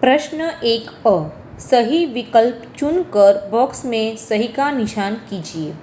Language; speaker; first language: Hindi; non-native, local second language; Gujarati